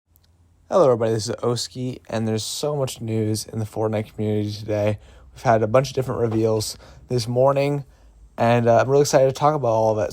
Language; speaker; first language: English; native; English